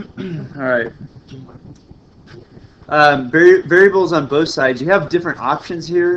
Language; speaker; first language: English; native; English